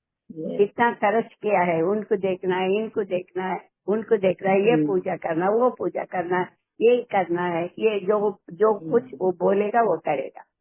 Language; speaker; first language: Hindi; non-native, local second language; Tamil